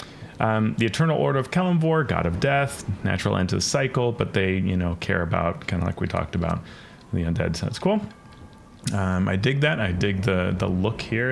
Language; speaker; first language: English; native; English